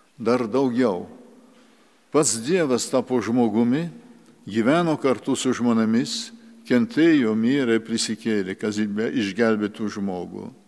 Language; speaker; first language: Lithuanian; early bilingual, heritage; Lithuanian